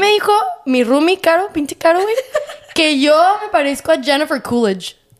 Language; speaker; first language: Spanish; native; Spanish